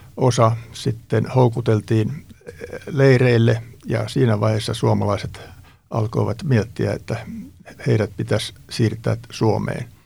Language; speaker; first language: Finnish; native; Finnish